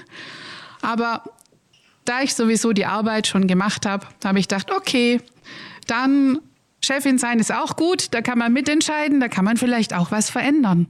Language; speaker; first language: German; native; German